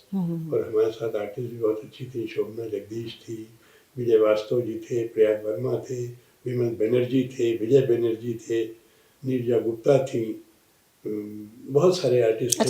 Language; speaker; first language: Hindi; native; Hindi